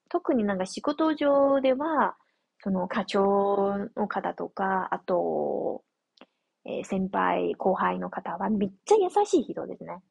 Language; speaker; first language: Japanese; non-native, fluent; Chinese